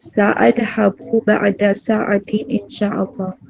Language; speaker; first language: Arabic; non-native, learner; Filipino